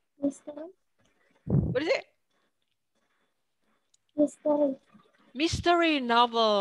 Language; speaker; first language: English; non-native, fluent; Indonesian